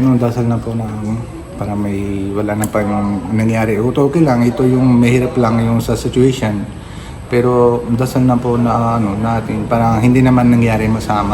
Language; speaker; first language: Filipino; non-native, learner; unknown